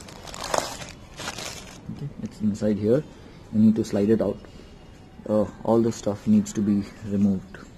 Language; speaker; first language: English; non-native, local second language; Gujarati